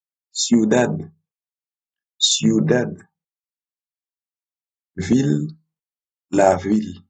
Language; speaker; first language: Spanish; non-native, learner; Haitian Creole